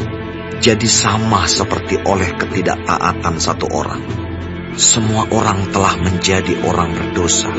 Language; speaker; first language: Indonesian; native; Indonesian